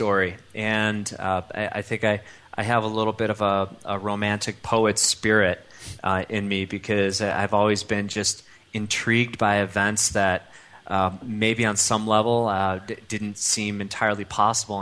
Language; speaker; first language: English; native; English